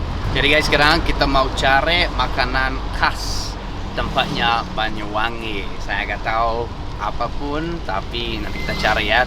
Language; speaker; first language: Indonesian; non-native, fluent; English